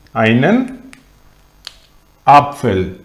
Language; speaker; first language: German; non-native, fluent; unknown